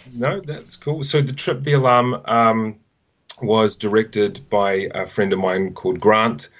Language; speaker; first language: English; native; English